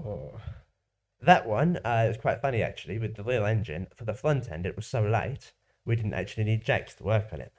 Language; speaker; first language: English; native; English